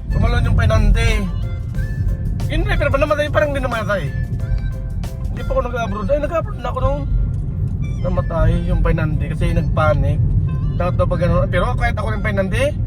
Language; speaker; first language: Filipino; non-native, local second language; Bikol